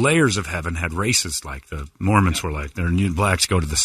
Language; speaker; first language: English; native; English